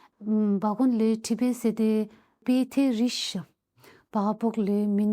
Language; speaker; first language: French; non-native, learner; Tibetan